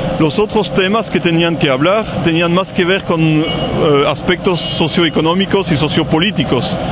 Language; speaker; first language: Spanish; non-native, fluent; French